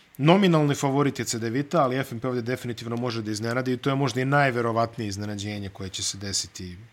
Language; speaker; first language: Bosnian; native; Bosnian